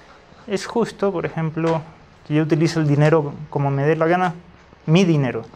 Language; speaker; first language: Spanish; native; Spanish